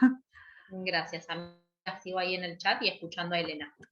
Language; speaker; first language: Spanish; native; Spanish